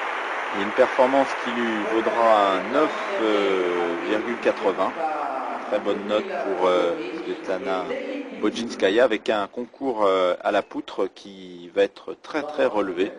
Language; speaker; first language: French; native; French